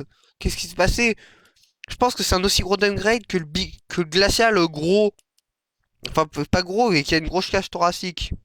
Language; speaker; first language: French; native; French